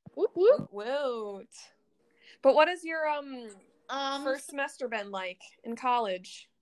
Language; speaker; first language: English; native; English